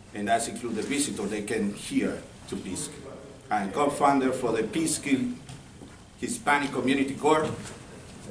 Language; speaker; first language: English; non-native, learner; Spanish